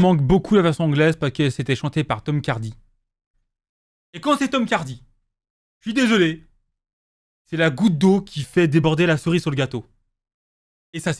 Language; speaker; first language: French; native; French